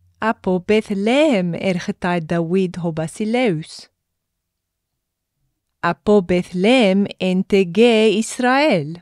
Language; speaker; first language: Greek; non-native, fluent; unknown